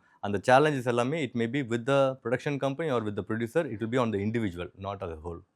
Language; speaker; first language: Tamil; native; Tamil